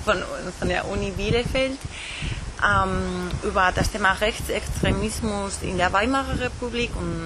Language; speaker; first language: German; non-native, fluent; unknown